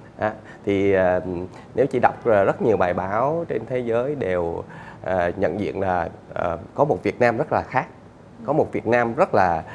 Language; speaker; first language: Vietnamese; native; Vietnamese